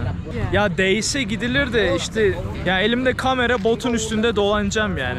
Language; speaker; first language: Turkish; native; Turkish